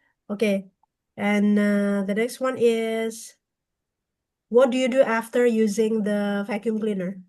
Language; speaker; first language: English; non-native, fluent; Indonesian